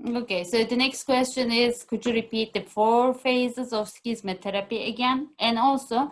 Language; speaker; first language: English; non-native, fluent; Turkish